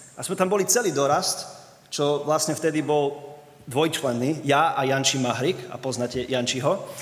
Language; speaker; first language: Slovak; early bilingual, other home language; English